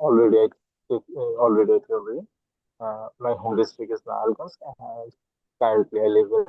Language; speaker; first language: English; non-native, learner; Bangla